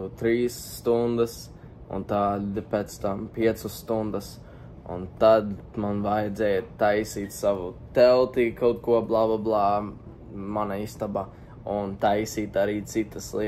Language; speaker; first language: Latvian; early bilingual, heritage; Latvian